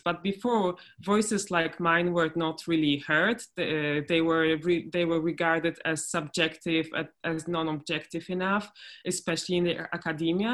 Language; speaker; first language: English; non-native, fluent; Polish